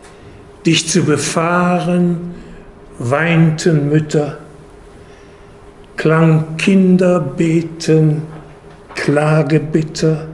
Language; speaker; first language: German; native; German